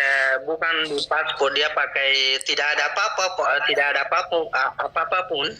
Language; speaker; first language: Indonesian; non-native, learner; Rohingya